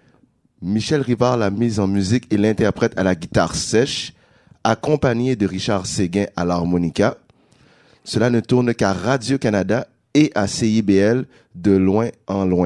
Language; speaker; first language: French; native; French